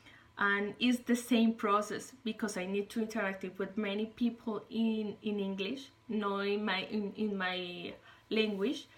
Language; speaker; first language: English; non-native, learner; Spanish